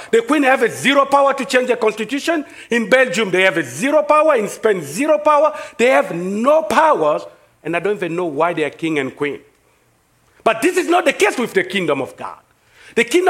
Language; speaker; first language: English; non-native, fluent; French